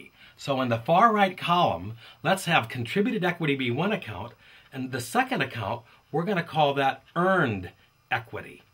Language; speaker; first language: English; native; English